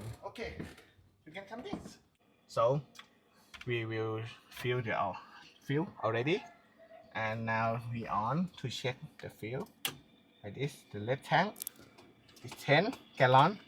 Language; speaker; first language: English; non-native, learner; Thai